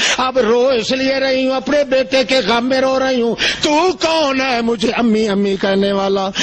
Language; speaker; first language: Urdu; non-native, local second language; Saraiki